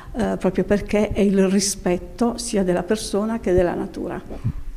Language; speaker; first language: Italian; native; Italian